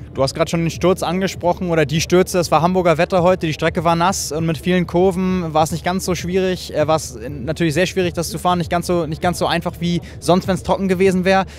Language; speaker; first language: German; native; German